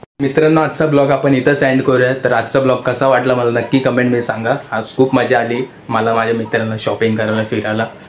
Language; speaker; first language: Marathi; native; Marathi